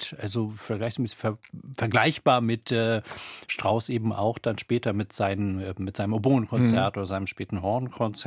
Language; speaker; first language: German; native; German